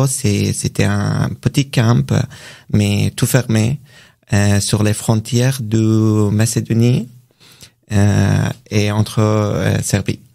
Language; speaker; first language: French; non-native, learner; Persian